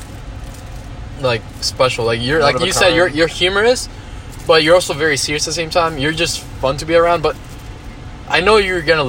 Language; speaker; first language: English; non-native, fluent; Spanish